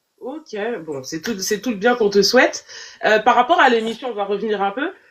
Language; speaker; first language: French; native; French